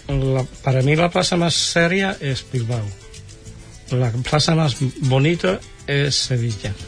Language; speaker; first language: Spanish; non-native, fluent; English